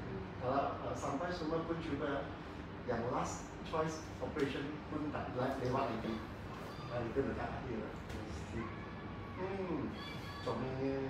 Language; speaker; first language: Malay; non-native, local second language; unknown